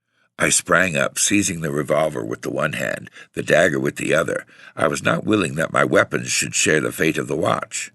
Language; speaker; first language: English; native; English